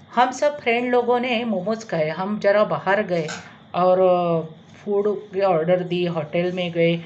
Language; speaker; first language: Hindi; non-native, local second language; Marathi